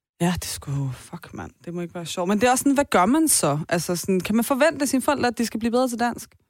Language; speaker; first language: Danish; early bilingual, other home language; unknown